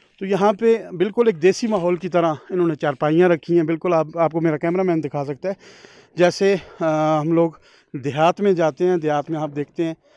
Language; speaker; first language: Urdu; non-native, local second language; Northern Hindko